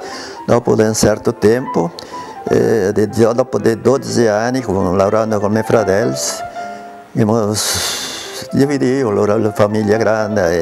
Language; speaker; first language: Italian; early bilingual, heritage; Italian